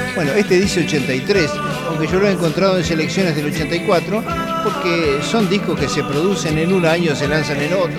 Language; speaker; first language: Spanish; native; Spanish